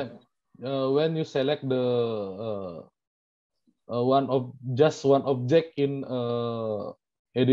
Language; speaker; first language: English; non-native, learner; Indonesian